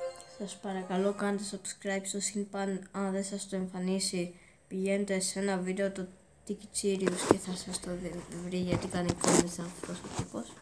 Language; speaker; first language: Greek; early bilingual, heritage; Greek